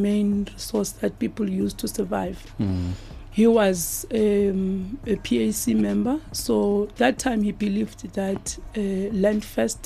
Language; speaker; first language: English; non-native, local second language; Xhosa